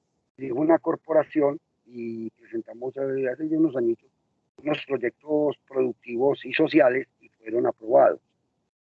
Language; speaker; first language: Spanish; native; Spanish